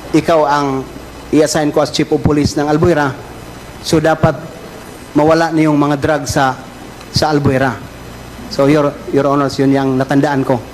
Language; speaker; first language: Filipino; non-native, local second language; Cebuano